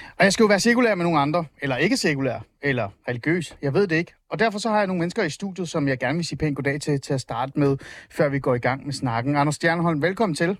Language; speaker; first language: Danish; early bilingual, other home language; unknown